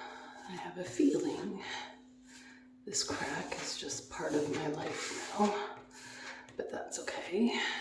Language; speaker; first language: English; native; English